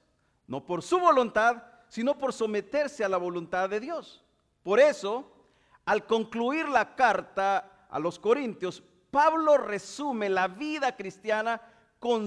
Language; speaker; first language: Spanish; native; Spanish